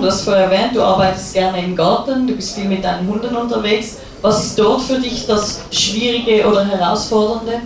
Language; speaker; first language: German; native; German